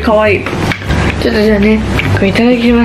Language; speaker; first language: Japanese; native; Japanese